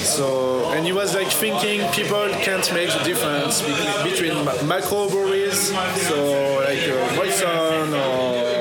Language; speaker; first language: English; non-native, fluent; French